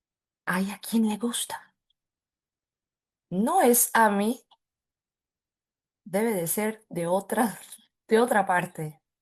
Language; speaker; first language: Spanish; non-native, fluent; Portuguese